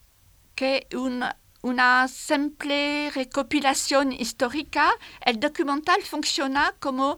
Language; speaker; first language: Spanish; non-native, fluent; French